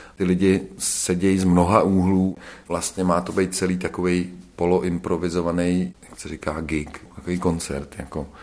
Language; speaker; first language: Czech; native; Czech